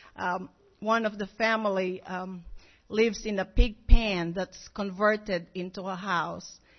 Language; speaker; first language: English; non-native, local second language; Filipino